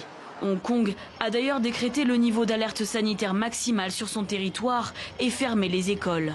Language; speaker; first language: French; native; French